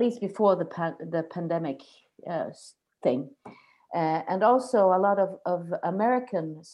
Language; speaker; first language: English; non-native, fluent; Swedish